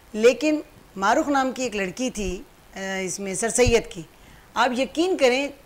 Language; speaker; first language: Urdu; native; Urdu